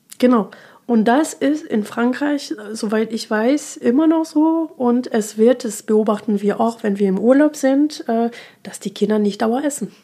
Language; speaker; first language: German; non-native, fluent; French